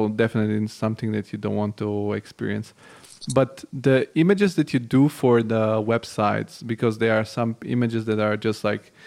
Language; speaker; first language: English; non-native, fluent; Bulgarian